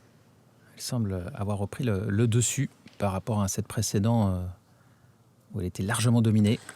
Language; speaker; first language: French; native; French